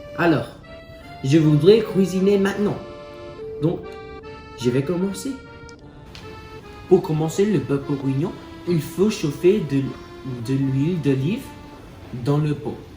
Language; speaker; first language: French; non-native, learner; English